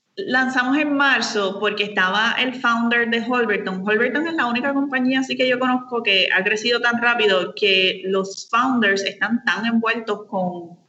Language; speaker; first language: Spanish; native; Spanish